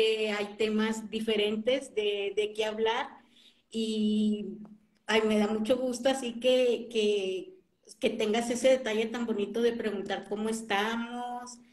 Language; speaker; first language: Spanish; native; Spanish